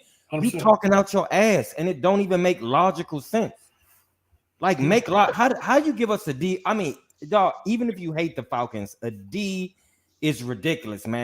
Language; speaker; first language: English; native; English